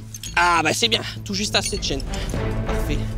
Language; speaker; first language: French; native; French